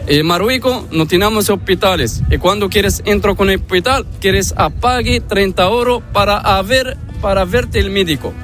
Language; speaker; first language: Spanish; non-native, learner; Arabic